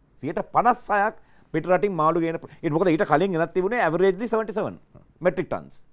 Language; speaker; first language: Sinhala; native; Sinhala